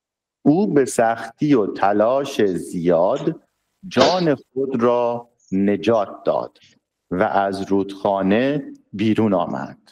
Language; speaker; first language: Persian; non-native, learner; Urdu